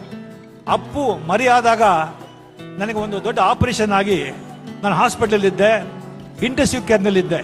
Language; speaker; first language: Kannada; non-native, local second language; Marathi